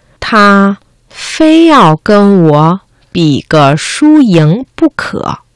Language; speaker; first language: Chinese; non-native, fluent; Vietnamese